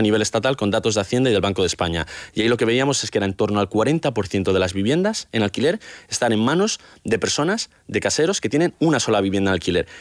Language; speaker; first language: Spanish; native; Spanish